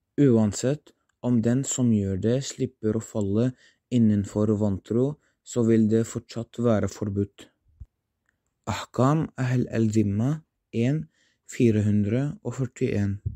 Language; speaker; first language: Norwegian; non-native, fluent; Arabic